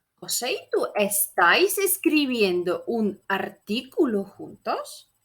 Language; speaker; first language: Spanish; non-native, fluent; Polish